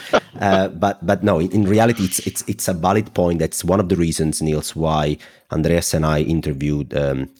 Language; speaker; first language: English; non-native, fluent; Italian